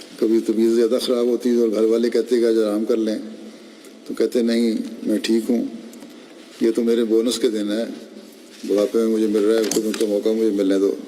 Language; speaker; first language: Urdu; native; Urdu